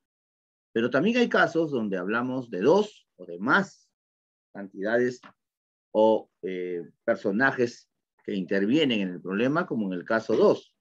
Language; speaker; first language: Spanish; native; Spanish